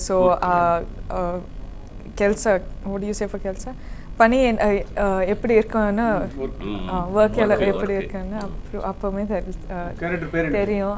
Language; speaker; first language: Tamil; non-native, learner; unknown